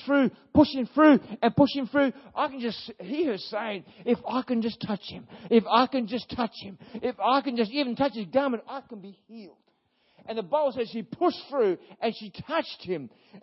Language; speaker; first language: English; native; English